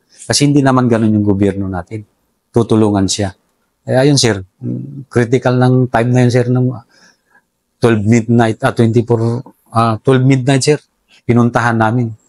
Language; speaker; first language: Filipino; non-native, local second language; Cebuano